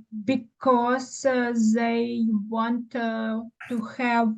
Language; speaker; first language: English; non-native, learner; Ukrainian